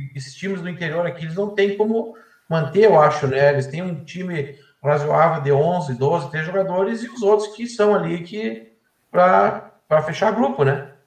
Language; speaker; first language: Portuguese; native; Portuguese